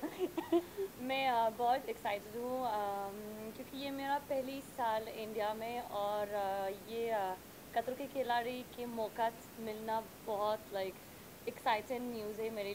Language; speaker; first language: Hindi; early bilingual, heritage; Hindi